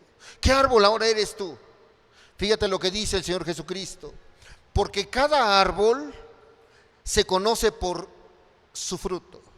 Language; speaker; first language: Spanish; native; Spanish